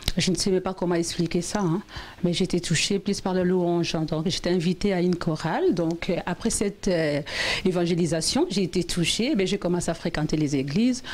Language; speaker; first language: French; non-native, local second language; Lingala